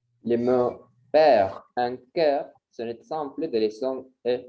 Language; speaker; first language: French; non-native, learner; Spanish